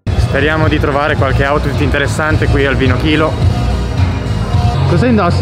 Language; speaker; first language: Italian; native; Italian